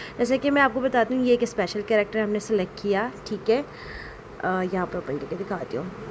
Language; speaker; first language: Urdu; native; Urdu